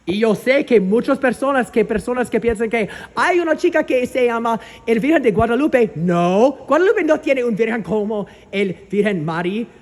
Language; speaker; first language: Spanish; non-native, learner; English